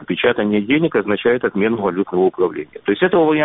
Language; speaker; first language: Russian; native; Russian